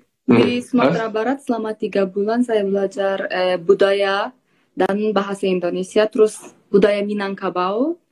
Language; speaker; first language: Indonesian; non-native, fluent; Azerbaijani